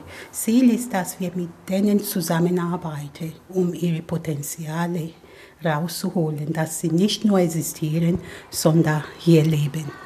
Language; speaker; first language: German; non-native, fluent; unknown